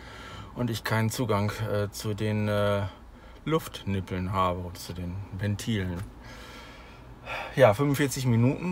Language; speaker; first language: German; native; German